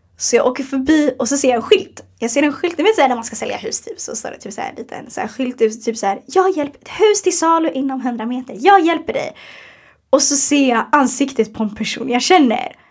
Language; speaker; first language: Swedish; early bilingual, other home language; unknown